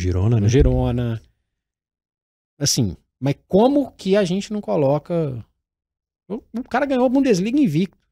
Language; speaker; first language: Portuguese; native; Portuguese